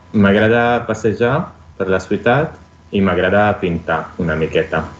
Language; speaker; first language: Catalan; non-native, learner; Italian